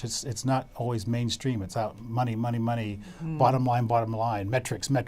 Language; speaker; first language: English; native; English